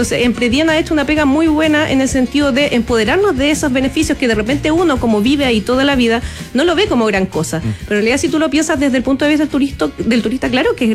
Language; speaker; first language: Spanish; native; Spanish